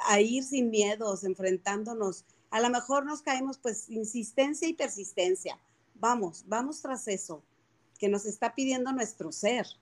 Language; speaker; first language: Spanish; native; Spanish